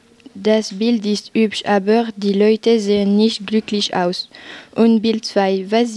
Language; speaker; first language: German; non-native, learner; French